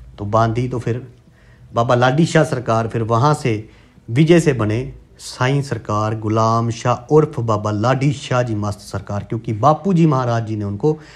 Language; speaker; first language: Hindi; non-native, local second language; Punjabi